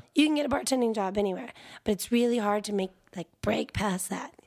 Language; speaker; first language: English; native; English